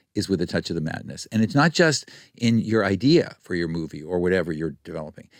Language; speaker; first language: English; native; English